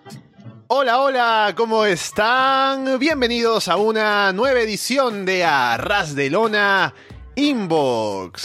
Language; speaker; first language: Spanish; native; Spanish